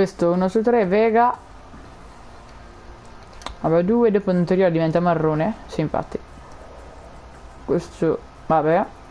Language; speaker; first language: Italian; native; Italian